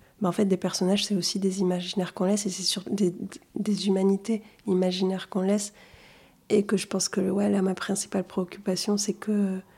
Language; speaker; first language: French; early bilingual, other home language; Arabic